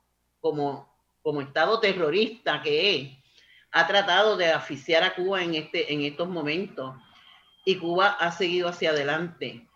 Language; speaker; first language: Spanish; native; Spanish